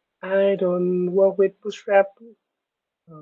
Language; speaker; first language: English; non-native, learner; Vietnamese